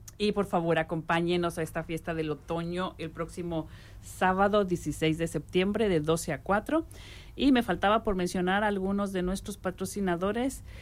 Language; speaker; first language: Spanish; native; Spanish